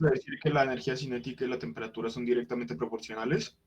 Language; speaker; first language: Spanish; native; Spanish